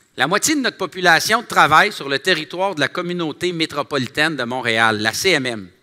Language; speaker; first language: French; native; French